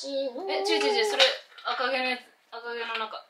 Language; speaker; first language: Japanese; native; Japanese